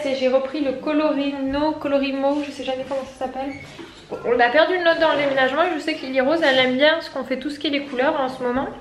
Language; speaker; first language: French; native; French